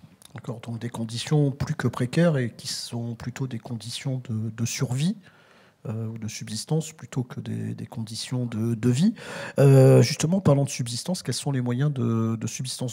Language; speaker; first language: French; native; French